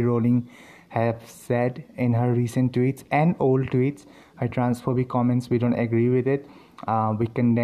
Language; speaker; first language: English; non-native, local second language; Assamese